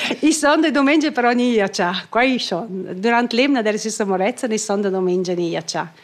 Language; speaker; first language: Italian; non-native, fluent; Romansh